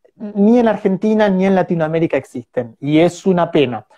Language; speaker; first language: Spanish; native; Spanish